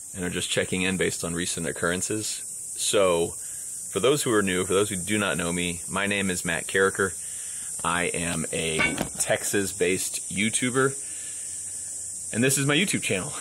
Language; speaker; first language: English; native; English